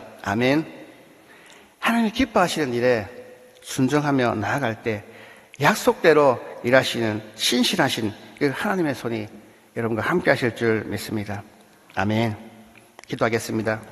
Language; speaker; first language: Korean; native; Korean